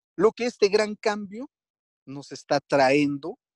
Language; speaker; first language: Spanish; non-native, local second language; Quechua